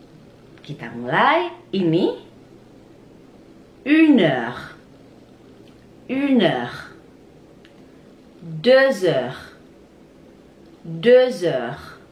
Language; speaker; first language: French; non-native, fluent; Indonesian